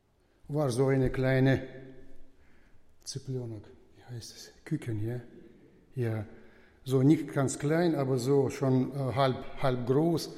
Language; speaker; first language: German; non-native, fluent; Russian